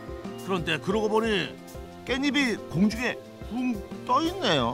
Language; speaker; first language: Korean; native; Korean